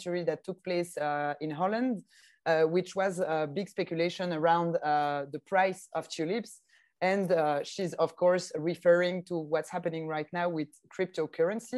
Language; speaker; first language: English; non-native, fluent; French